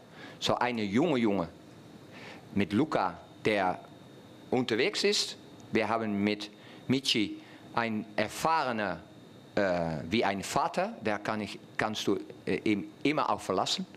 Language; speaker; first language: German; non-native, fluent; Dutch